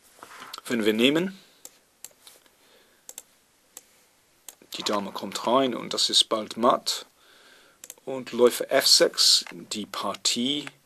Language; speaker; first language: German; non-native, fluent; English